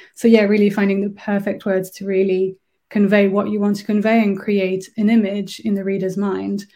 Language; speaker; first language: English; non-native, fluent; French